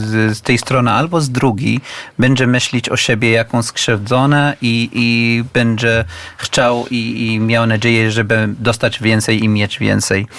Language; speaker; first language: Polish; non-native, fluent; Arabic